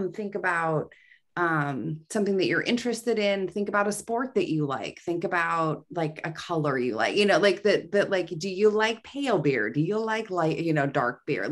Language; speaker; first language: English; native; English